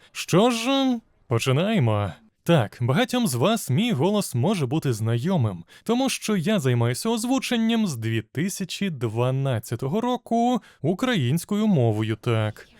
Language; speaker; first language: Ukrainian; non-native, local second language; Russian